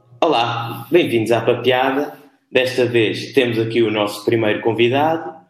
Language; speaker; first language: Portuguese; non-native, local second language; Kabuverdianu